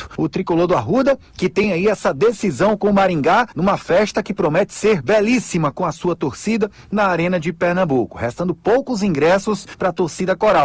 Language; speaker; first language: Portuguese; native; Portuguese